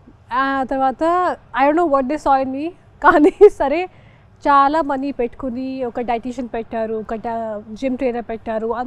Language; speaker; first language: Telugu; non-native, local second language; Hindi